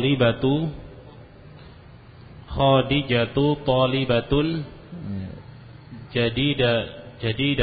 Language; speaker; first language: Arabic; non-native, learner; Indonesian